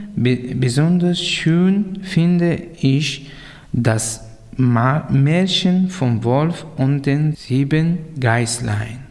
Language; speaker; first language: German; non-native, learner; Persian